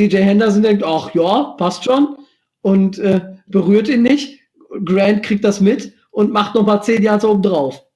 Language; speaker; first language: German; native; German